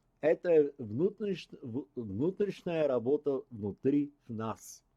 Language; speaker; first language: Russian; non-native, learner; Bulgarian